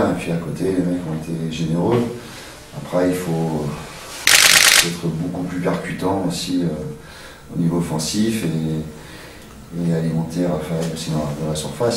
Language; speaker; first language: French; native; French